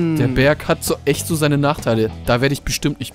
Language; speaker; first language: German; native; German